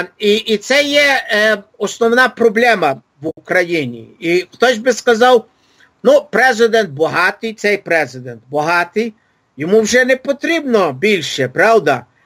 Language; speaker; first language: Ukrainian; early bilingual, heritage; Ukrainian